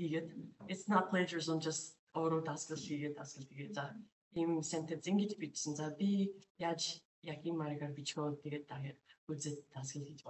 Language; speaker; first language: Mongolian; non-native, learner; English